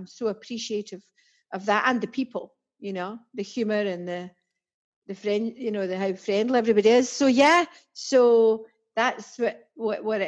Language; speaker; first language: English; native; English